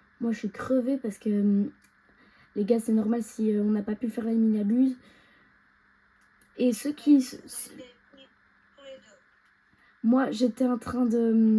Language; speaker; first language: French; native; French